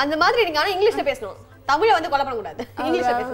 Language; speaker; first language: Tamil; native; Tamil